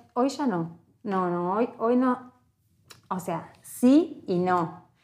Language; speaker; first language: Spanish; native; Spanish